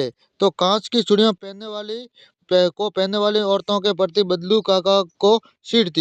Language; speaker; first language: Hindi; native; Hindi